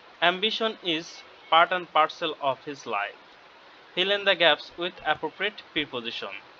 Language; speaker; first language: English; non-native, local second language; Bangla